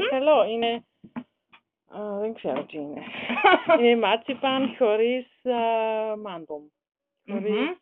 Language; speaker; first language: Greek; non-native, learner; German